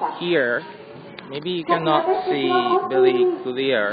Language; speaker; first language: English; non-native, learner; Japanese